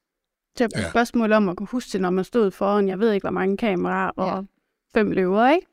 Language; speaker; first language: Danish; native; Danish